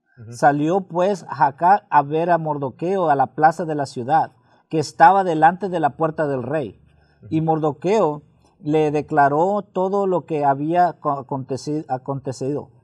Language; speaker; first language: Spanish; early bilingual, heritage; Spanish